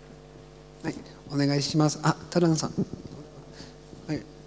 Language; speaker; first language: Japanese; non-native, learner; French